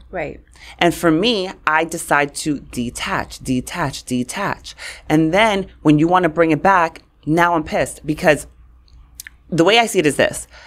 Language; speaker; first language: English; native; English